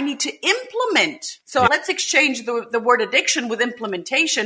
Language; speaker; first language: English; non-native, fluent; German